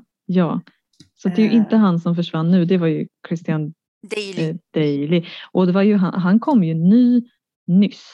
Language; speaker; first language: Swedish; native; Swedish